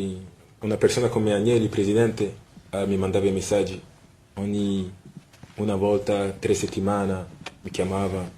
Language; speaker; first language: Italian; non-native, fluent; French